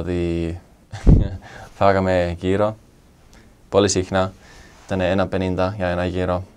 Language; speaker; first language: Greek; non-native, fluent; English